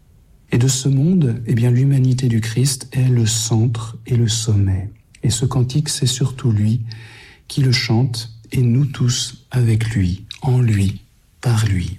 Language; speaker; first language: French; native; French